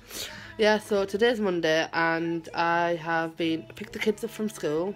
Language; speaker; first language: English; native; English